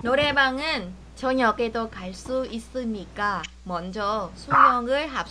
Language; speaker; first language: Korean; non-native, fluent; Vietnamese